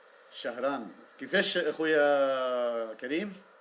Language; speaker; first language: Arabic; native; Arabic